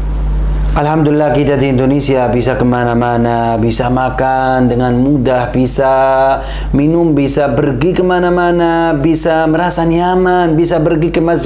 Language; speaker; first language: Indonesian; non-native, learner; Arabic